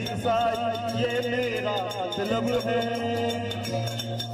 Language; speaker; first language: Hindi; non-native, local second language; Marathi